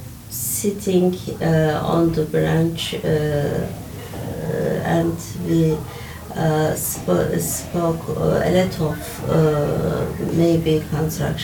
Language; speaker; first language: English; non-native, learner; Turkish